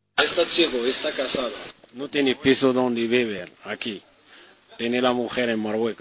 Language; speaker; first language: Spanish; non-native, learner; Arabic